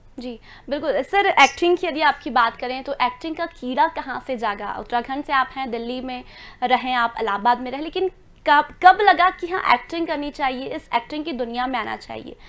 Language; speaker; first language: Hindi; native; Hindi